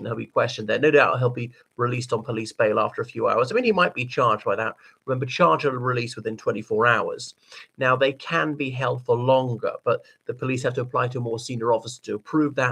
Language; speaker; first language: English; native; English